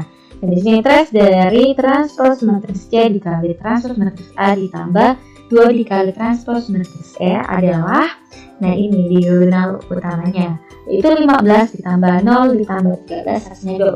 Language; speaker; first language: Indonesian; native; Indonesian